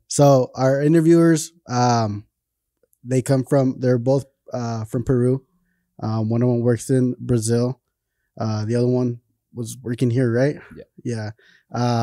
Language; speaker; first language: English; early bilingual, other home language; Spanish